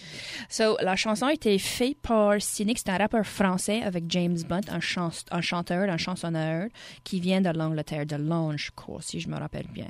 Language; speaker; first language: French; native; French